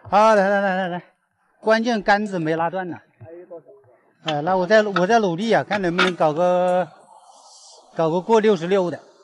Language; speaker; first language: Chinese; native; Chinese